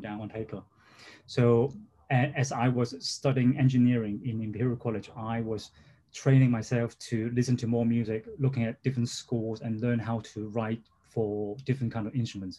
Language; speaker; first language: English; non-native, local second language; Cantonese